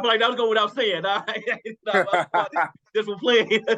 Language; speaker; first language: English; native; English